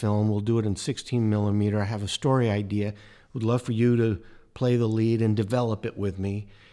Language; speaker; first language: English; native; English